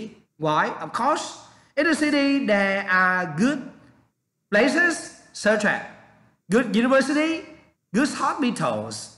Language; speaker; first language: English; non-native, learner; Vietnamese